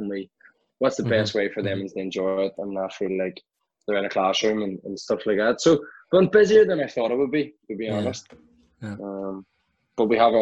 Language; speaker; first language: English; native; English